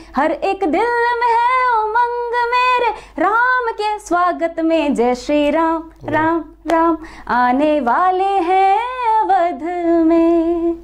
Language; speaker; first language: Hindi; native; Hindi